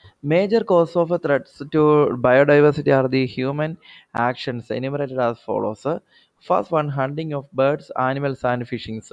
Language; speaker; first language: English; non-native, local second language; Malayalam